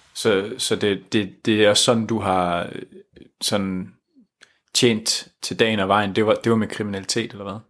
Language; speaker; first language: Danish; native; Danish